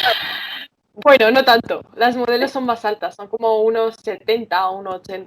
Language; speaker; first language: Spanish; early bilingual, other home language; Romanian